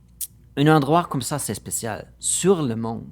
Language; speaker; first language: French; non-native, fluent; German